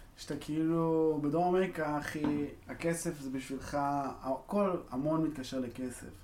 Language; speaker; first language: Hebrew; native; Hebrew